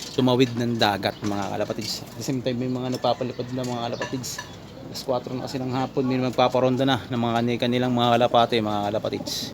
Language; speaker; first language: Filipino; native; Filipino